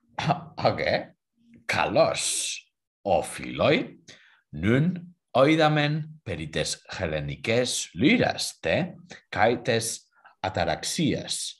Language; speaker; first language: Greek; non-native, learner; German